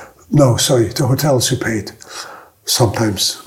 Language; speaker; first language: English; non-native, fluent; German